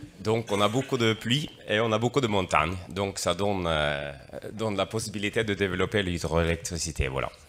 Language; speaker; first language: French; non-native, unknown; Norwegian